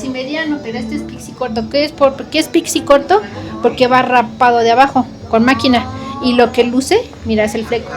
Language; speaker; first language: Spanish; native; Spanish